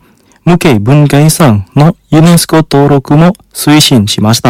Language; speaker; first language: Japanese; non-native, fluent; Indonesian